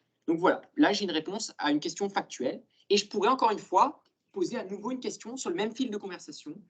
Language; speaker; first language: French; native; French